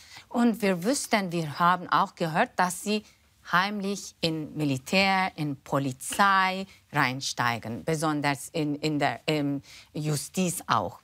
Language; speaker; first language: German; non-native, fluent; Turkish